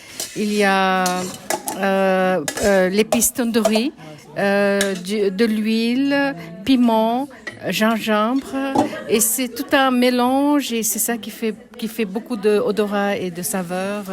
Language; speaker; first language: French; non-native, fluent; Bangla